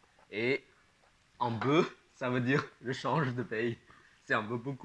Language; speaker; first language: French; non-native, fluent; Chinese